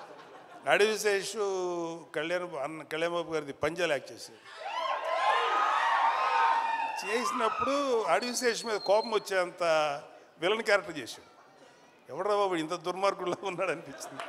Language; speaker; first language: Telugu; native; Telugu